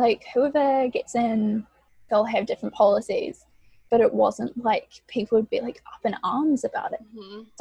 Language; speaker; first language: English; native; English